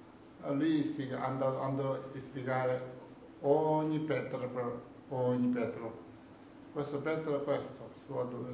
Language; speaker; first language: Italian; non-native, learner; Tibetan